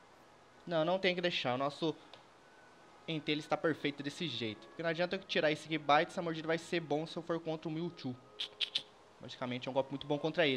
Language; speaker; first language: Portuguese; native; Portuguese